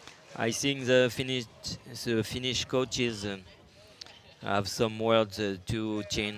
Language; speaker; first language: English; non-native, learner; French